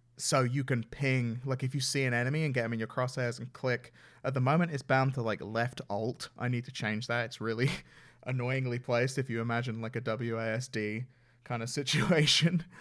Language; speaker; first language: English; native; English